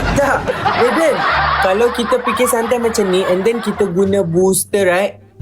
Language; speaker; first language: Malay; native; Malay